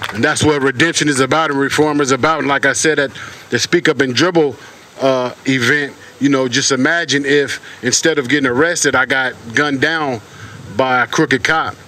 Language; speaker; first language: English; native; English